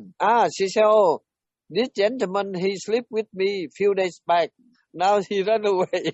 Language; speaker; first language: English; non-native, learner; Vietnamese